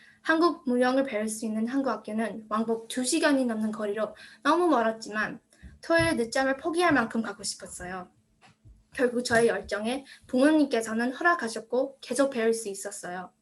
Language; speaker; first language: Korean; early bilingual, heritage; Korean